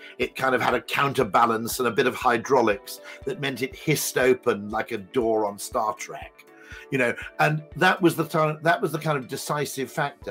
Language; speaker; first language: English; native; English